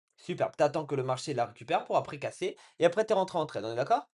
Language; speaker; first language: French; native; French